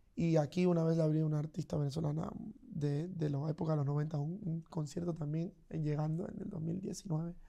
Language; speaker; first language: Spanish; native; Spanish